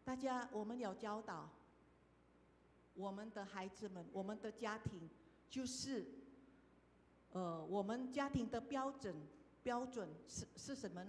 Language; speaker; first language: Chinese; non-native, fluent; Indonesian